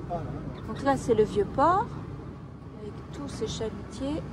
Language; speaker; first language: French; native; French